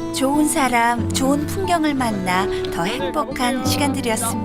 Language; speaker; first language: Korean; native; Korean